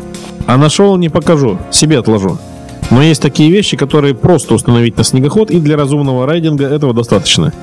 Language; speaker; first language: Russian; native; Russian